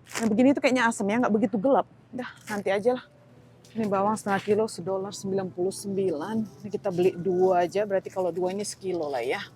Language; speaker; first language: Indonesian; native; Indonesian